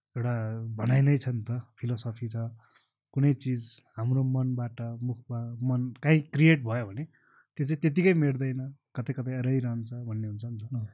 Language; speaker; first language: Nepali; non-native, local second language; Eastern Tamang